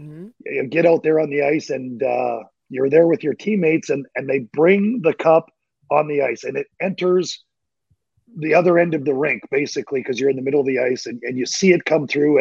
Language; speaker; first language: English; native; English